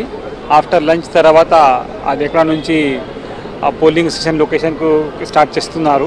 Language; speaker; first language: Telugu; non-native, local second language; Urdu